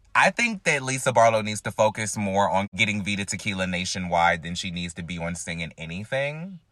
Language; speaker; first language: English; native; English